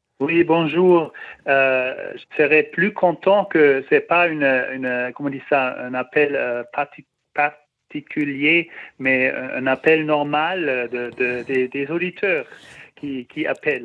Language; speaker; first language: French; non-native, learner; German